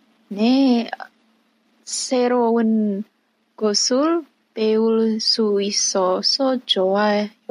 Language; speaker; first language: Korean; non-native, learner; English